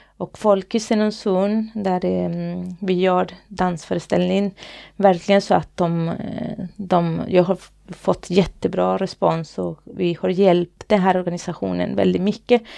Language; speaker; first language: Swedish; non-native, fluent; Spanish